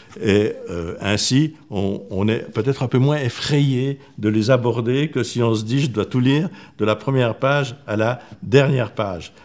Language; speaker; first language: French; native; French